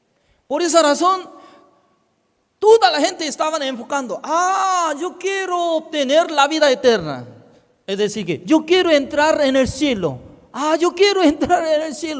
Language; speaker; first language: Spanish; non-native, fluent; Korean